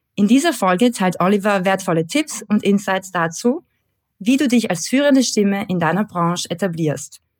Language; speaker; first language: German; native; German